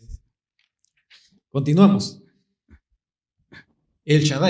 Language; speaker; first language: Spanish; native; Spanish